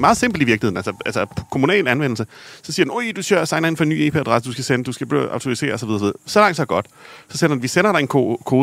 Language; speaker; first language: Danish; native; Danish